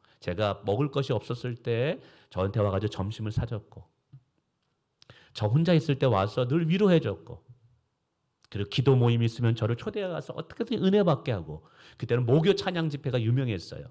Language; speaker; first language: Korean; native; Korean